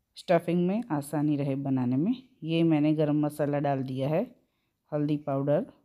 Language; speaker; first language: Hindi; non-native, local second language; Gujarati